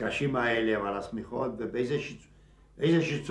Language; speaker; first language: Hebrew; non-native, fluent; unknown